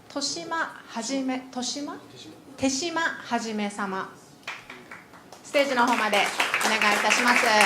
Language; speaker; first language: Japanese; native; Japanese